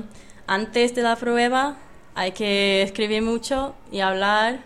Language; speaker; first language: Spanish; non-native, fluent; English